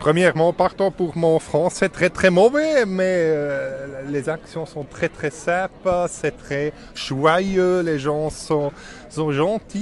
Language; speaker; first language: French; non-native, local second language; German